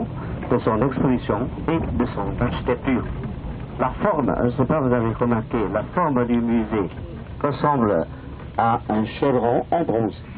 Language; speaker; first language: French; non-native, fluent; Chinese